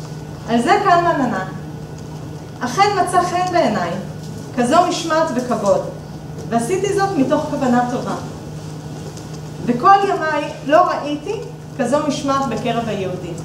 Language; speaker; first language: Hebrew; native; Hebrew